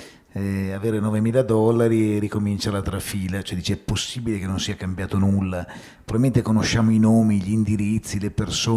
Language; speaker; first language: Italian; native; Italian